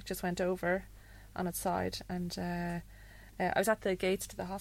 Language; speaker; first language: English; native; English